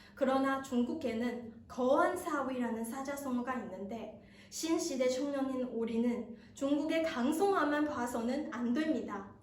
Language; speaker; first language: Korean; non-native, fluent; Chinese